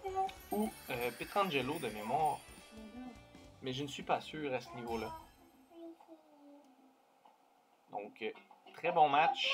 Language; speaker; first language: French; native; French